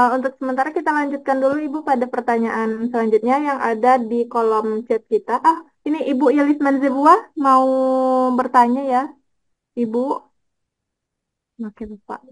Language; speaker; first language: Indonesian; native; Indonesian